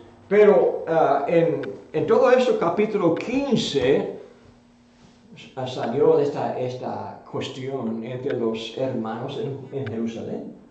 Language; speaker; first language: Spanish; non-native, fluent; English